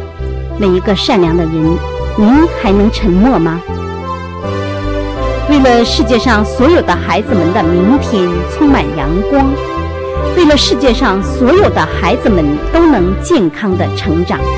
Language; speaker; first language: Chinese; native; Chinese